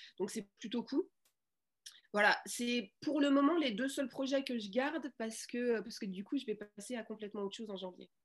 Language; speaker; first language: French; native; French